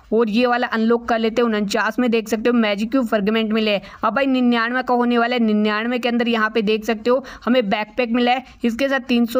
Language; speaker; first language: Hindi; native; Hindi